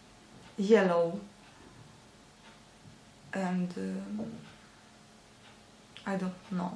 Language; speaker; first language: English; non-native, learner; Russian